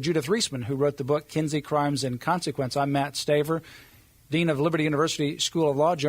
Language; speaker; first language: English; native; English